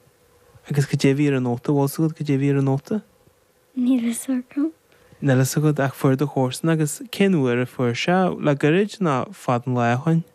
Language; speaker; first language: Irish; native; Irish